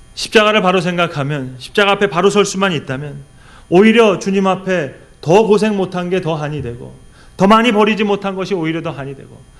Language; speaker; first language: Korean; native; Korean